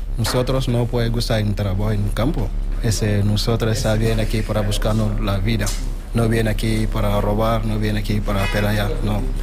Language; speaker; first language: Spanish; non-native, learner; Wolof